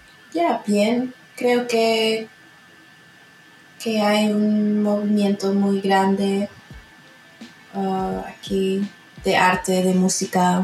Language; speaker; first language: Spanish; early bilingual, heritage; Spanish